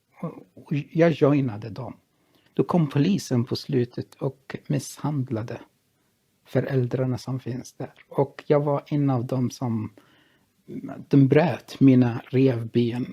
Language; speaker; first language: Swedish; non-native, fluent; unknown